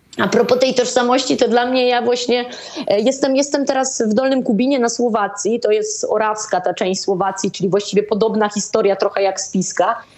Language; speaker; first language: Polish; native; Polish